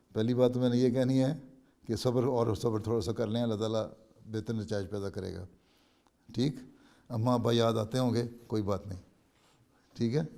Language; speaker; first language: Urdu; native; Urdu